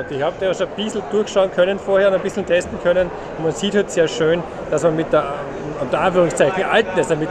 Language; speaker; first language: German; native; German